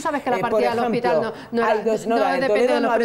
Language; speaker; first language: Spanish; native; Spanish